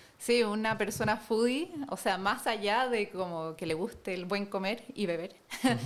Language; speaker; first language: Spanish; native; Spanish